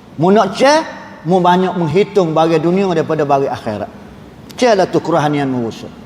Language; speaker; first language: Malay; native; Malay